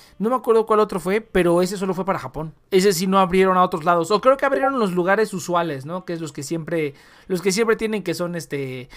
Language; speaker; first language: Spanish; native; Spanish